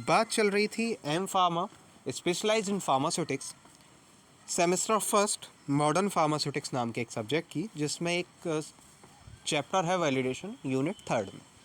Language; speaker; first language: Hindi; native; Hindi